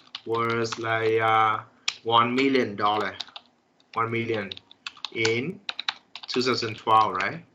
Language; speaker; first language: English; non-native, fluent; Vietnamese